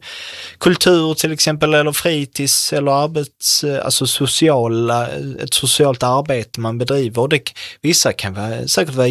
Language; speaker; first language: Swedish; native; Swedish